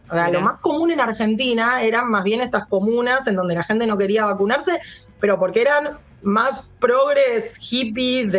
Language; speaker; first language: Spanish; native; Spanish